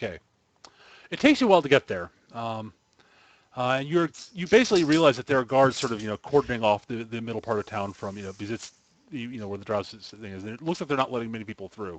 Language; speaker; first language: English; native; English